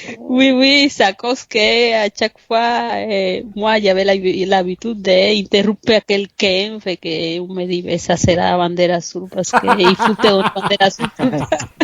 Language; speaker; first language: French; non-native, fluent; Spanish